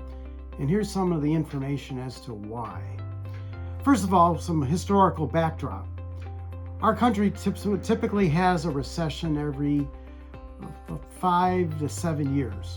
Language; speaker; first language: English; native; English